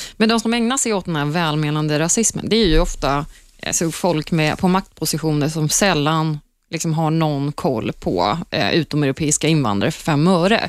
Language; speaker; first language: Swedish; early bilingual, other home language; Turkish